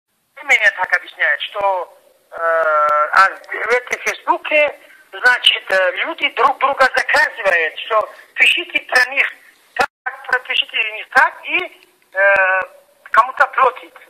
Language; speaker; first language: Russian; non-native, local second language; Tajik